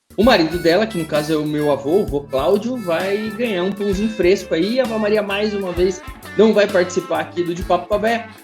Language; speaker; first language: Portuguese; native; Portuguese